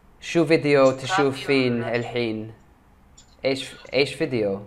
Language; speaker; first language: Arabic; non-native, learner; English